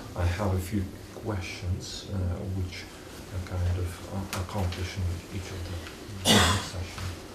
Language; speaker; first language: English; non-native, learner; Russian